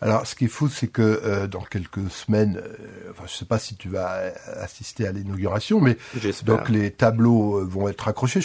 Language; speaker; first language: French; native; French